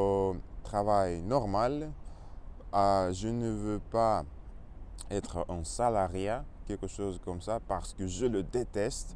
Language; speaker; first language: French; non-native, learner; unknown